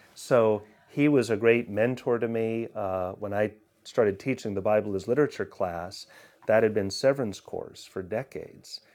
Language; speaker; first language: English; native; English